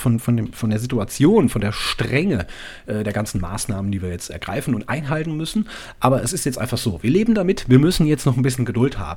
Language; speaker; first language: German; native; German